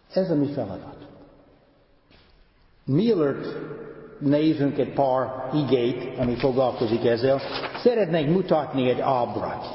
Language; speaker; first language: Hungarian; non-native, fluent; English